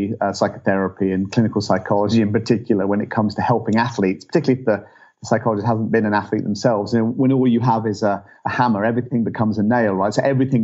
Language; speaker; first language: English; native; English